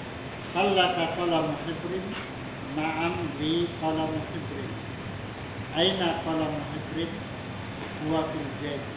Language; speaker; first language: Arabic; non-native, fluent; Indonesian